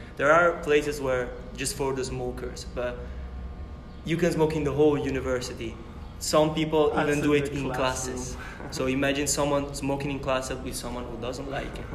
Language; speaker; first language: English; non-native, fluent; Italian